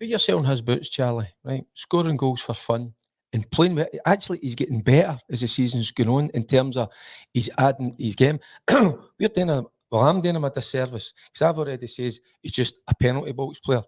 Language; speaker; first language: English; native; English